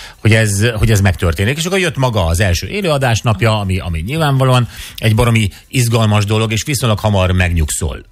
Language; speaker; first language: Hungarian; native; Hungarian